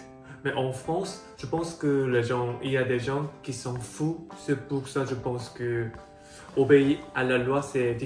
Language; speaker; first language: French; non-native, fluent; Korean